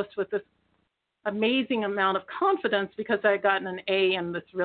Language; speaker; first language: English; native; English